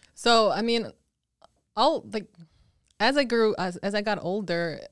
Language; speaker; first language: English; early bilingual, other home language; Spanish